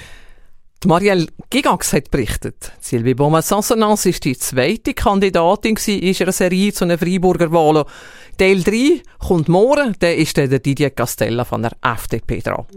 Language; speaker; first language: German; native; German